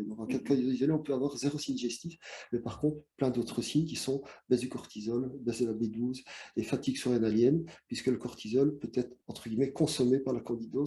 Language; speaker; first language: French; native; French